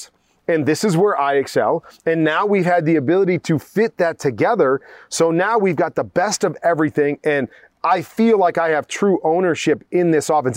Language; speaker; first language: English; native; English